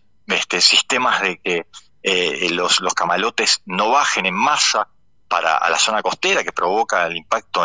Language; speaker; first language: Spanish; native; Spanish